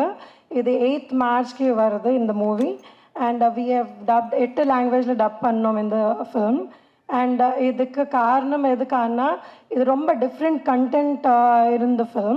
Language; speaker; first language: Tamil; non-native, learner; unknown